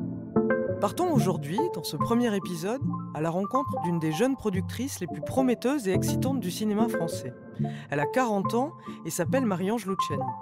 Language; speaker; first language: French; native; French